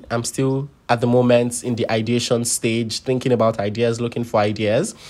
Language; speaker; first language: English; non-native, local second language; Yoruba